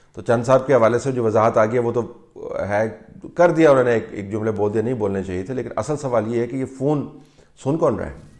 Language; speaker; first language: Urdu; native; Urdu